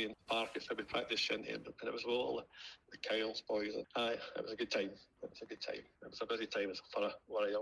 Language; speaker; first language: English; native; English